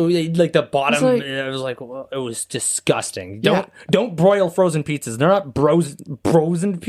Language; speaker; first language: English; native; English